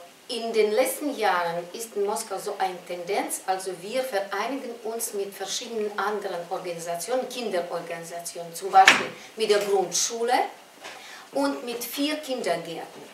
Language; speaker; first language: German; non-native, fluent; Russian